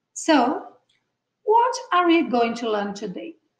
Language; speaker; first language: English; non-native, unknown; Portuguese